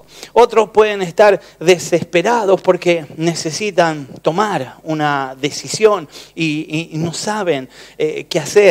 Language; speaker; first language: Spanish; native; Spanish